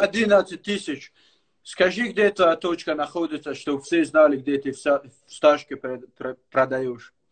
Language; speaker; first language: Russian; native; Russian